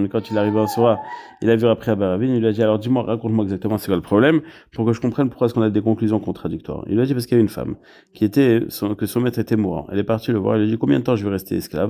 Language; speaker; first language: French; native; French